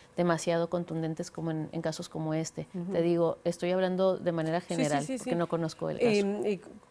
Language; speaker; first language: Spanish; native; Spanish